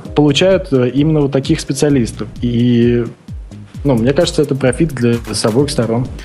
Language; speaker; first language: Russian; native; Russian